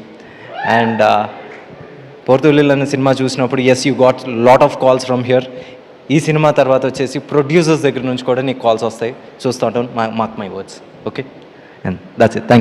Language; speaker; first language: Telugu; native; Telugu